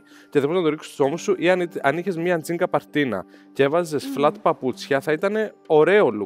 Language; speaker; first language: Greek; native; Greek